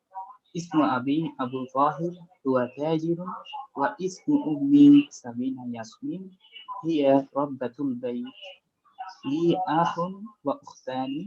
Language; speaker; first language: Arabic; non-native, learner; Bangla